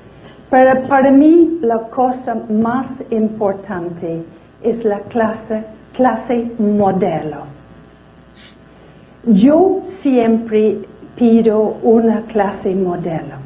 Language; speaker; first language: Spanish; non-native, fluent; English